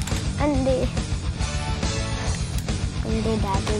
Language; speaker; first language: Korean; early bilingual, other home language; Russian